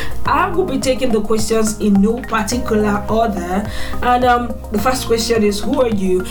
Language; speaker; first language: English; non-native, local second language; Igbo